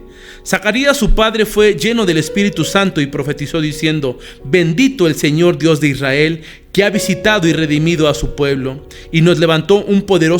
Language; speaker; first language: Spanish; native; Spanish